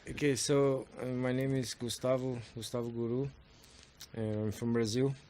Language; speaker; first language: English; non-native, learner; Portuguese